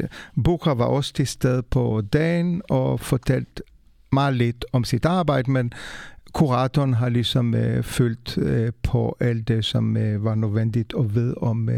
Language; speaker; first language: Danish; non-native, fluent; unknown